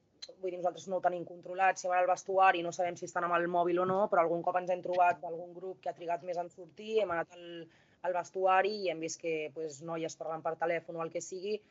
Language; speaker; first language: Catalan; native; Catalan